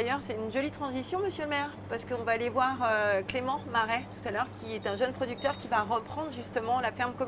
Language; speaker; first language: French; native; French